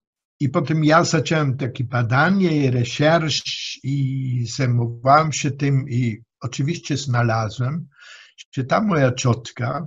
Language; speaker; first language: Polish; non-native, fluent; German